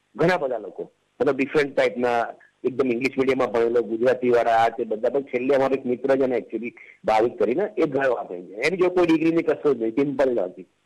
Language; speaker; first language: Gujarati; native; Gujarati